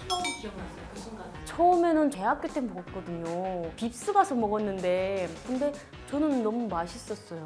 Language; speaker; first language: Korean; native; Korean